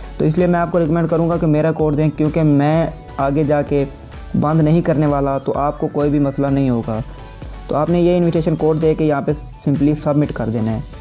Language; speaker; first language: Urdu; native; Urdu